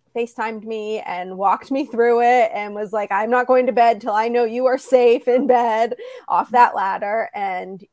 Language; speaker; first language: English; native; English